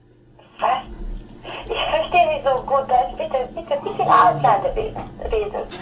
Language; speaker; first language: German; non-native, learner; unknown